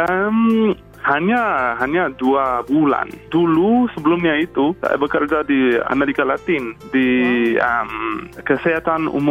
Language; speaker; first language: Indonesian; non-native, fluent; English